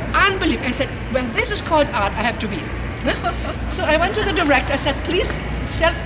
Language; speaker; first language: English; non-native, fluent; German